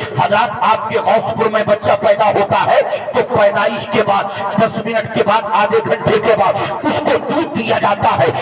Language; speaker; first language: Urdu; native; Urdu